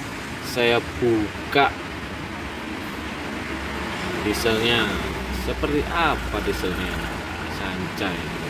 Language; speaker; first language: Indonesian; non-native, local second language; Javanese